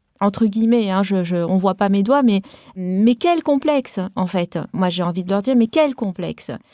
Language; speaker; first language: French; non-native, local second language; Arabic